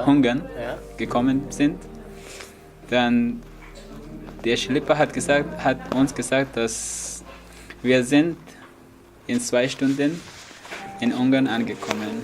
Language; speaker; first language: German; non-native, fluent; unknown